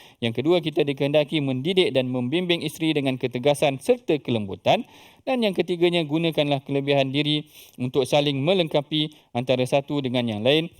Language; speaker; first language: Malay; native; Malay